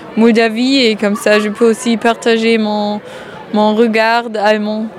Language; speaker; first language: French; non-native, fluent; German